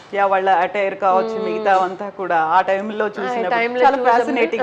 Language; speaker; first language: Telugu; native; Telugu